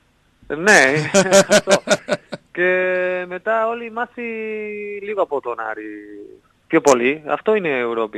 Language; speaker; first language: Greek; non-native, learner; Spanish